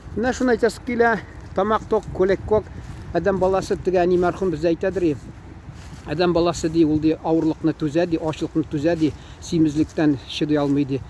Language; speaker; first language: Tatar; early bilingual, heritage; Tatar